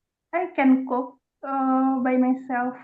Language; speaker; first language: English; non-native, learner; Indonesian